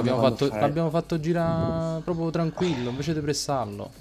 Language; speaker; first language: Italian; native; Italian